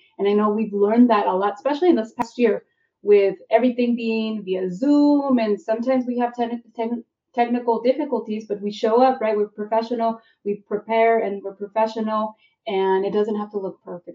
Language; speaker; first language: English; native; English